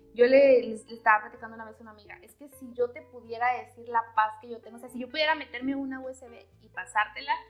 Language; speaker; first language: Spanish; native; Spanish